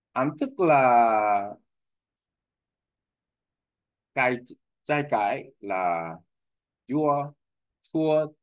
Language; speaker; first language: Vietnamese; non-native, learner; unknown